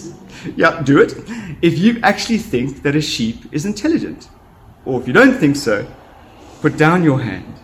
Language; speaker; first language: English; native; English